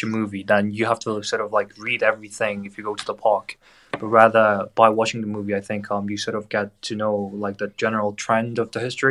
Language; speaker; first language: English; non-native, fluent; Korean